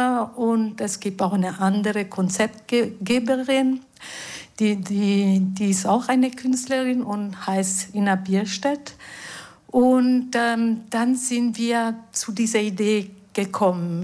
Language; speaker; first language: German; non-native, fluent; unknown